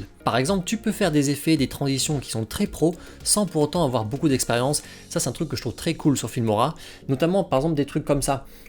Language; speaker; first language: French; native; French